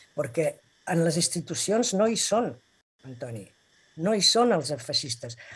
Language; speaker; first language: Catalan; non-native, local second language; Spanish